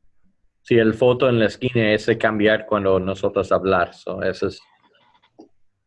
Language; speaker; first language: Spanish; non-native, learner; English